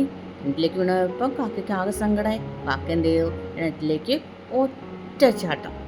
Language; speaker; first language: Malayalam; native; Malayalam